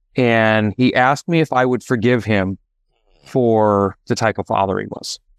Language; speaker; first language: English; native; English